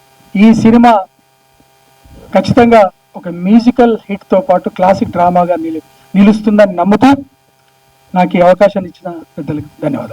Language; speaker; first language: Telugu; native; Telugu